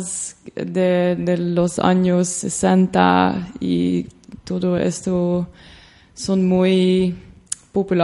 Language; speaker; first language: Spanish; non-native, learner; Dutch